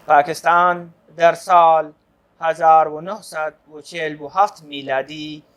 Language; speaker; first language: Persian; non-native, fluent; Urdu